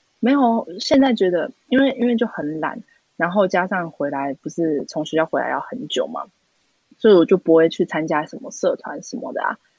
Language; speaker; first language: Chinese; native; Chinese